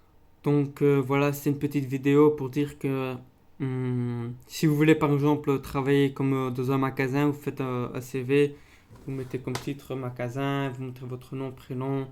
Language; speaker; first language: French; non-native, local second language; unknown